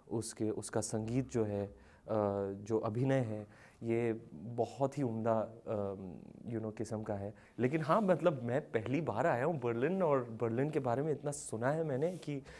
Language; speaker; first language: Hindi; native; Hindi